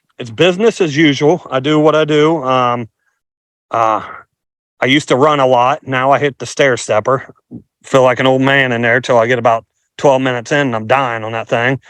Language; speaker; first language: English; native; English